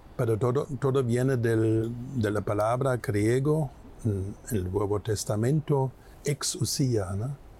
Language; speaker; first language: Spanish; non-native, fluent; German